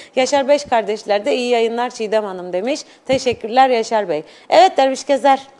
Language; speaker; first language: Turkish; native; Turkish